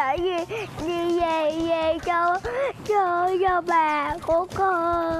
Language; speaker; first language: Vietnamese; native; Vietnamese